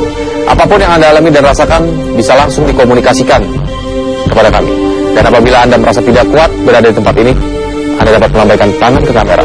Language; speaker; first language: Indonesian; native; Indonesian